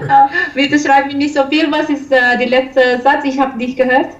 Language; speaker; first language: German; non-native, learner; Indonesian